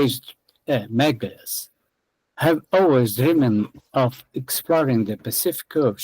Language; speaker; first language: English; non-native, learner; Portuguese